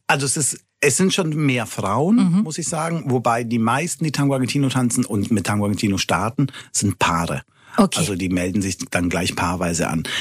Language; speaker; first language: German; early bilingual, other home language; Italian